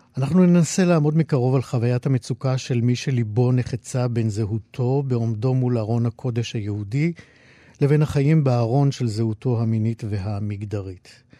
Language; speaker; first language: Hebrew; native; Hebrew